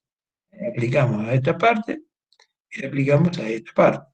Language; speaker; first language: Spanish; native; Spanish